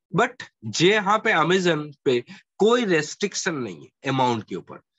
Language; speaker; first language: Hindi; non-native, local second language; Marathi